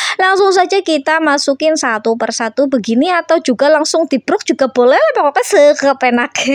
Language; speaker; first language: Indonesian; non-native, local second language; Javanese